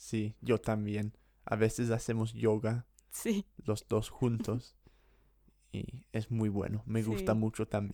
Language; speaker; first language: Spanish; non-native, fluent; English